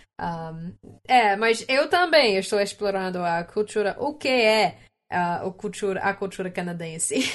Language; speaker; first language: Portuguese; non-native, learner; English